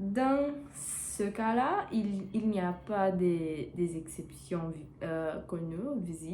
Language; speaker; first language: French; non-native, learner; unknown